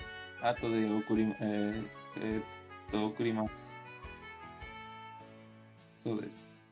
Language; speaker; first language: Japanese; non-native, learner; Spanish